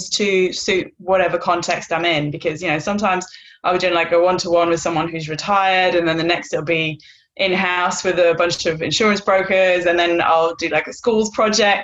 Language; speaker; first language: English; native; English